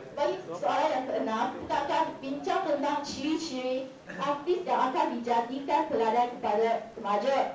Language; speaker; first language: Malay; non-native, local second language; Chinese